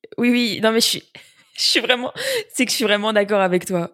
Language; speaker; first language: French; native; French